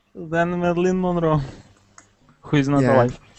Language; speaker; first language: English; non-native, learner; Romanian